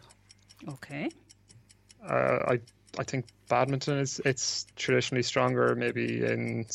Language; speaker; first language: English; native; English